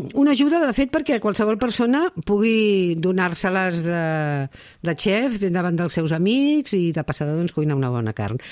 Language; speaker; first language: Catalan; native; Catalan